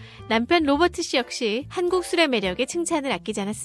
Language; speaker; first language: Korean; native; Korean